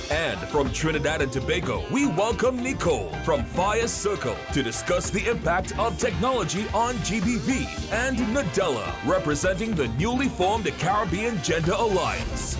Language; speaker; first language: English; native; English